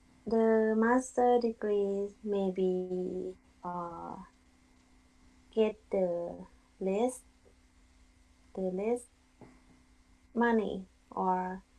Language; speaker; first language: English; non-native, learner; Thai